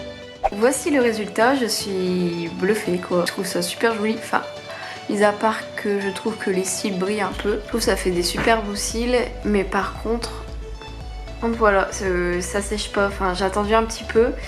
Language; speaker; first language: French; native; French